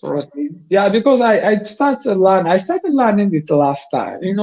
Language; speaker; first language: English; non-native, fluent; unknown